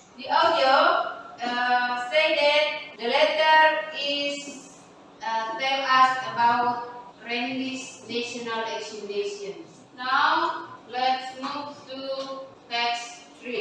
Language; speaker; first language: English; non-native, learner; Indonesian